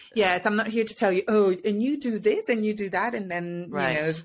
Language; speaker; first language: English; non-native, fluent; Spanish